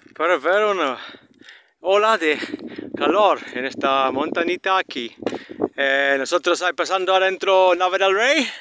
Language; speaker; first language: Spanish; non-native, learner; English